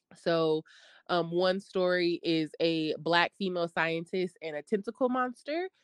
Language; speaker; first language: English; native; English